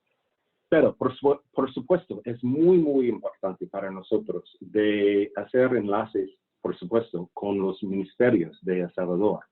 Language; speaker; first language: Spanish; non-native, fluent; English